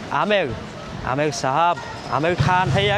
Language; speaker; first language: Hindi; non-native, learner; Bangla